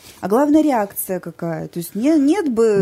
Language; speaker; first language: Russian; native; Russian